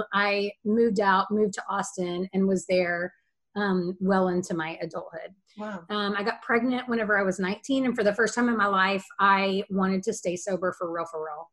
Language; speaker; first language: English; native; English